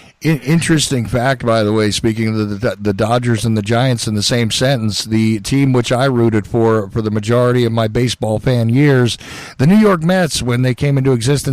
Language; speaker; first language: English; native; English